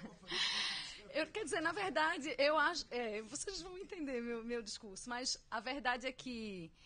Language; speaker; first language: Portuguese; native; Portuguese